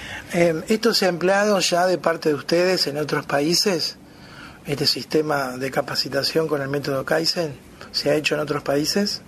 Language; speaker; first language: Spanish; native; Spanish